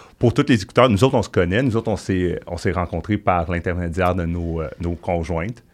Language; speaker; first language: French; native; French